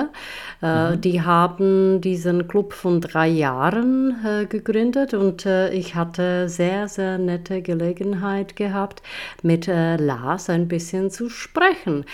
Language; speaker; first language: German; non-native, fluent; Czech